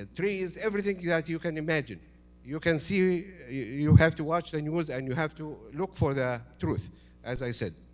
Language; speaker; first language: English; non-native, fluent; Arabic